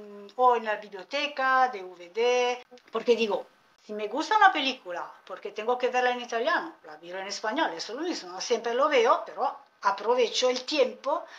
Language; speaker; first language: Spanish; non-native, fluent; Italian